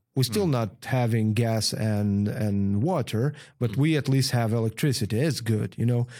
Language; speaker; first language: English; non-native, fluent; Ukrainian